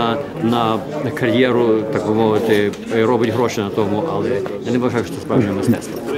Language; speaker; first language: Ukrainian; early bilingual, heritage; Ukrainian